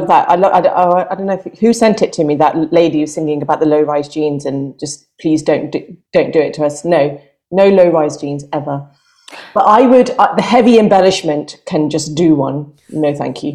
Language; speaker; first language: English; native; English